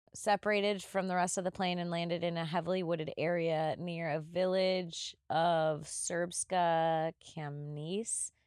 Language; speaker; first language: English; native; English